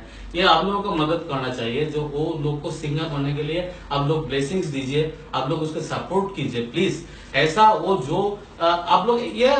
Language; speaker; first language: Hindi; non-native, local second language; Bangla